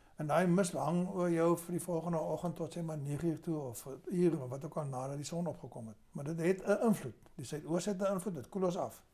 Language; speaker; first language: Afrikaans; native; Afrikaans